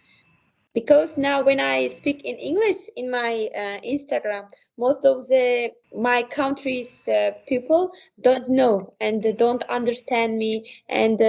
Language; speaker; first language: English; non-native, learner; Uzbek